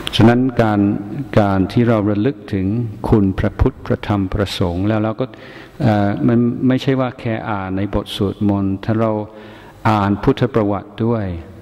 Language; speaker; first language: Thai; non-native, fluent; English